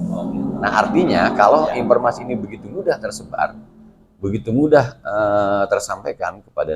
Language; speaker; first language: Indonesian; non-native, local second language; Sundanese